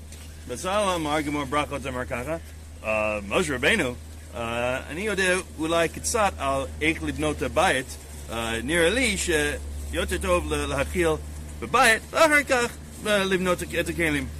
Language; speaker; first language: Hebrew; non-native, learner; English